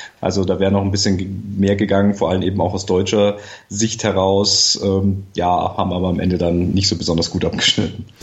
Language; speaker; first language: German; native; German